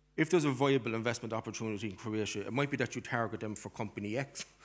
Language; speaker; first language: English; native; English